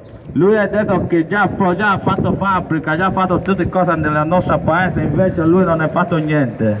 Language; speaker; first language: Italian; non-native, learner; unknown